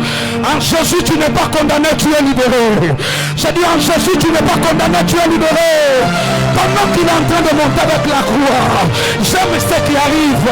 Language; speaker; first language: French; non-native, local second language; Swahili